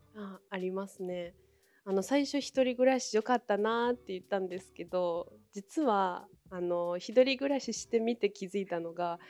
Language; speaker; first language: Japanese; non-native, fluent; Chinese